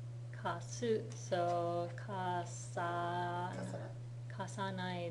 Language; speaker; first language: Japanese; non-native, fluent; English